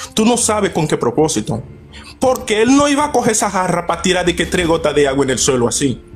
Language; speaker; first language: Spanish; non-native, fluent; Haitian Creole